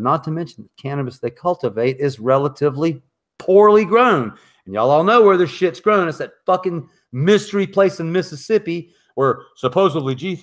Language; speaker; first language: English; native; English